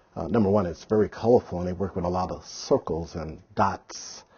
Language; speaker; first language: English; native; English